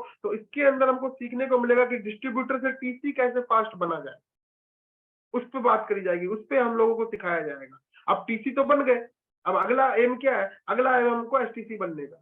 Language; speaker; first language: Hindi; native; Hindi